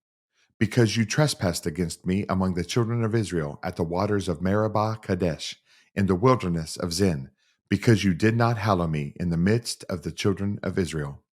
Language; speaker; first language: English; native; English